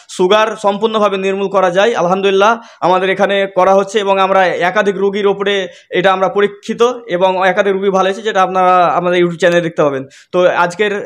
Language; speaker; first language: Bangla; native; Bangla